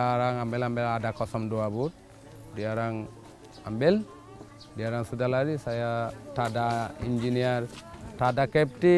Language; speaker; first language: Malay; non-native, learner; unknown